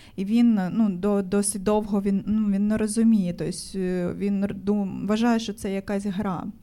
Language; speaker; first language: Ukrainian; native; Ukrainian